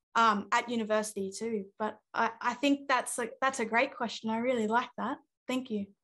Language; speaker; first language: English; native; English